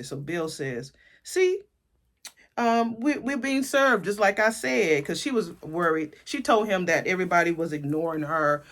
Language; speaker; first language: English; native; English